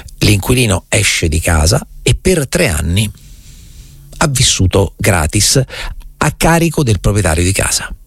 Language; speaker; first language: Italian; native; Italian